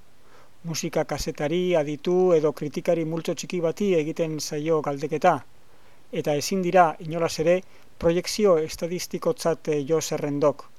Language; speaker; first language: Basque; native; Basque